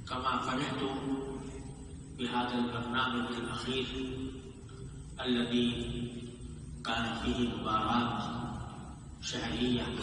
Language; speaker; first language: Arabic; non-native, fluent; Urdu